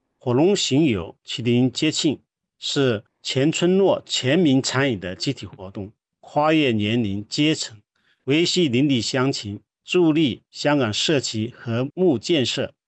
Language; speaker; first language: Chinese; non-native, local second language; Hakka Chinese